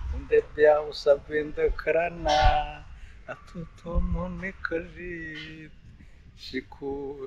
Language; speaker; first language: Romanian; non-native, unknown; Rundi